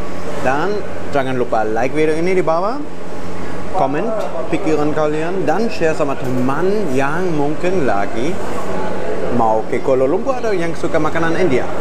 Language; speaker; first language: Indonesian; non-native, fluent; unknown